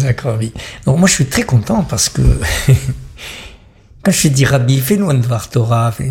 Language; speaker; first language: French; native; French